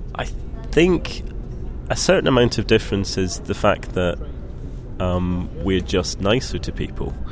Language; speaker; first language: English; native; English